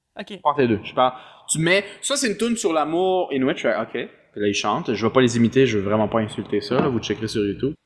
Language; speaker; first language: French; early bilingual, other home language; Spanish